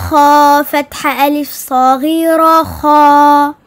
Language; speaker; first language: Arabic; non-native, learner; French